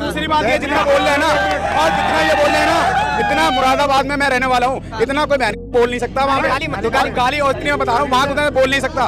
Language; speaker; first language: Hindi; native; Hindi